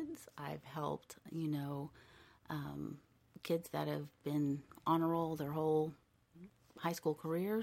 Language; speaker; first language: English; native; English